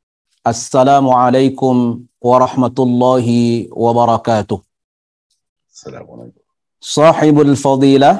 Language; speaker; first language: Arabic; non-native, fluent; Indonesian